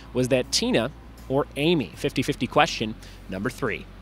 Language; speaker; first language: English; native; English